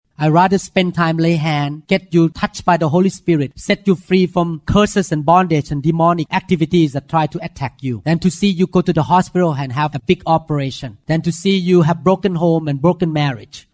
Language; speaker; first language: English; non-native, fluent; Thai